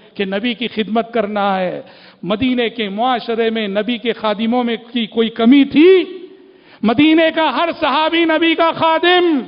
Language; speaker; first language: Urdu; native; Urdu